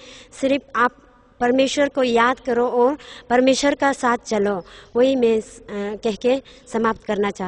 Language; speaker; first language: Hindi; non-native, local second language; Nyishi